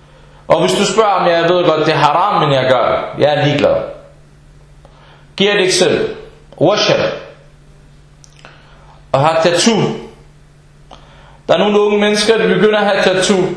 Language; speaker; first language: Danish; early bilingual, other home language; Arabic